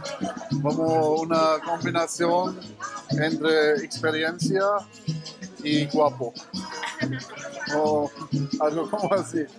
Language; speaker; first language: Spanish; non-native, learner; German